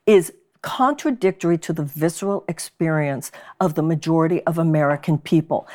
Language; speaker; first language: English; native; English